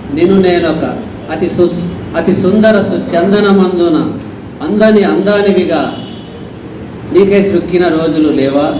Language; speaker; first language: Telugu; native; Telugu